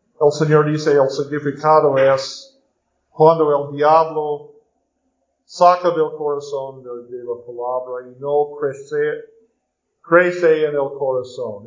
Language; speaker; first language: Spanish; non-native, learner; English